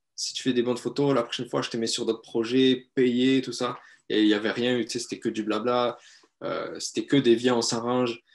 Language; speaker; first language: French; native; French